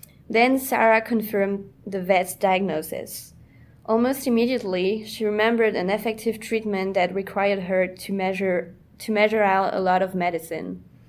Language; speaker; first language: English; non-native, fluent; French